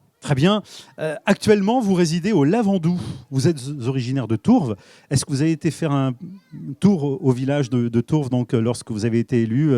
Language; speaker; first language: French; native; French